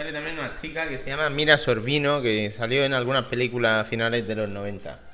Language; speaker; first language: Spanish; native; Spanish